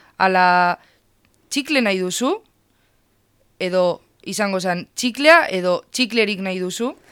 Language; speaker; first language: Basque; native; Basque